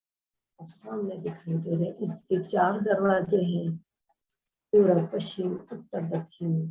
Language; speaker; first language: Hindi; native; Hindi